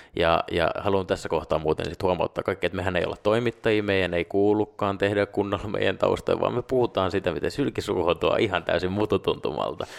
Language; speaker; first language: Finnish; non-native, local second language; Swedish